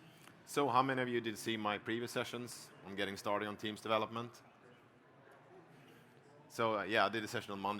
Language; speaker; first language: English; non-native, fluent; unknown